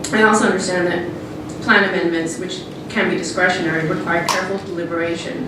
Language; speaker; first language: English; native; English